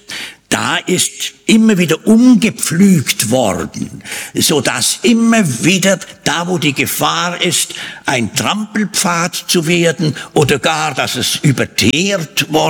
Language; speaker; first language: German; native; German